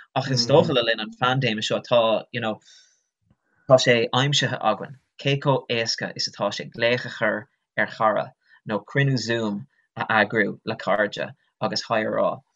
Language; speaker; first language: Irish; non-native, local second language; English